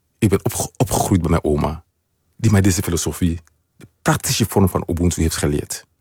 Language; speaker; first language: Dutch; non-native, fluent; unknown